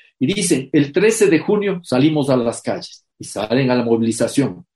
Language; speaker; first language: Spanish; native; Spanish